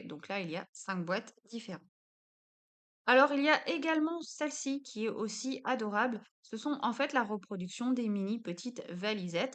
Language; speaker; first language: French; native; French